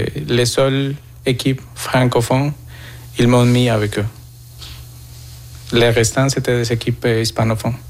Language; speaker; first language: French; non-native, fluent; Spanish